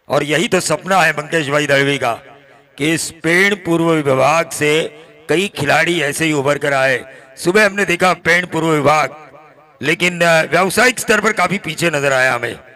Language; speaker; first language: Hindi; non-native, local second language; Marathi